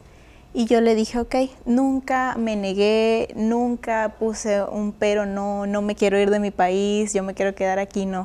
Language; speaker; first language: Spanish; native; Spanish